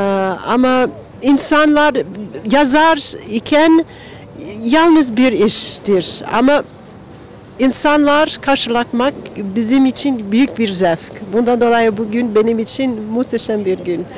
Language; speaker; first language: Turkish; non-native, learner; English